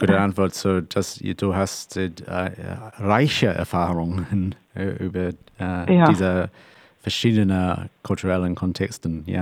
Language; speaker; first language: German; non-native, learner; English